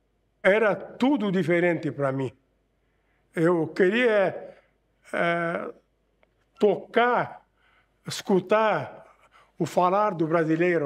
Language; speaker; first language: Portuguese; non-native, fluent; Arabic